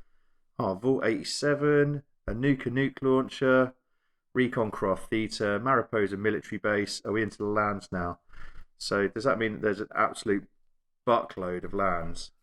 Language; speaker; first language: English; native; English